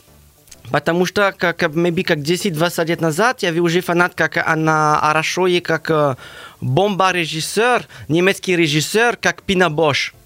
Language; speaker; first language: Russian; non-native, learner; French